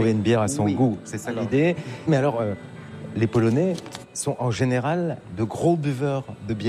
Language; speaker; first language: French; native; French